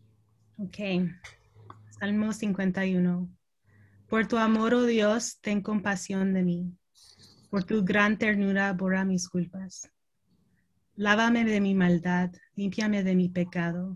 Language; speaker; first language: Spanish; early bilingual, heritage; Spanish